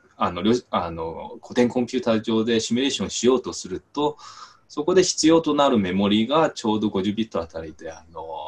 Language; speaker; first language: Japanese; non-native, fluent; Chinese